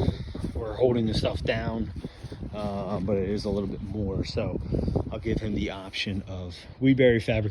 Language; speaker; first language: English; native; English